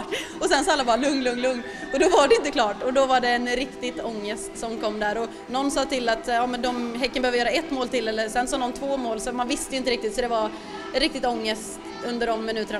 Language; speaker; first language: Swedish; native; Swedish